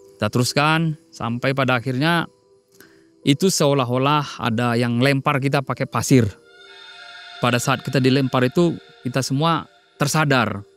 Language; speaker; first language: Indonesian; non-native, local second language; Batak Toba